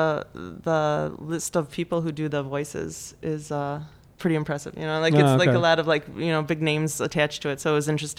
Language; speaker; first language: English; early bilingual, other home language; Polish